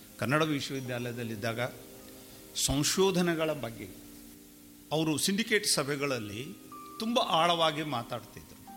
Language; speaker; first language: Kannada; native; Kannada